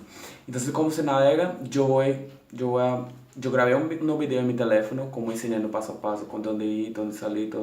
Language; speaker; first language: Spanish; non-native, local second language; Portuguese